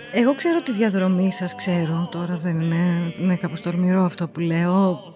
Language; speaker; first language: Greek; native; Greek